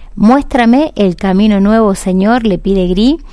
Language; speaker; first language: Spanish; native; Spanish